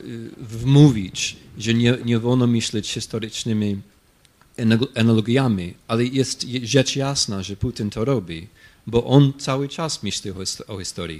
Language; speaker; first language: Polish; non-native, fluent; English